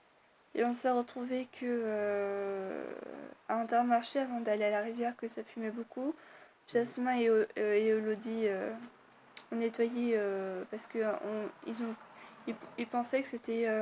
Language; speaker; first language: French; native; French